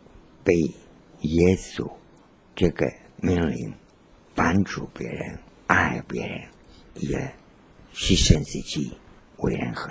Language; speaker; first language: Chinese; non-native, learner; Spanish